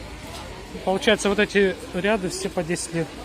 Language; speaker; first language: Russian; non-native, local second language; Kyrgyz